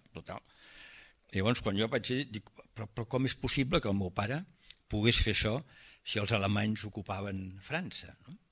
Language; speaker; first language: Catalan; early bilingual, heritage; Catalan